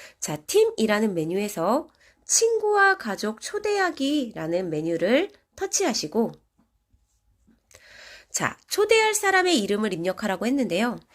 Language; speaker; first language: Korean; native; Korean